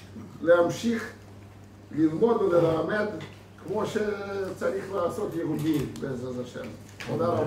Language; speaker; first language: Hebrew; non-native, fluent; Russian